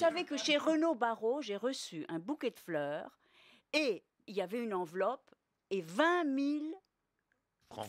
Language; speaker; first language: French; native; French